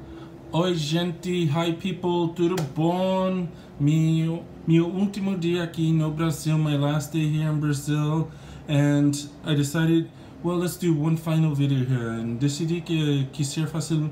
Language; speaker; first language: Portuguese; non-native, learner; English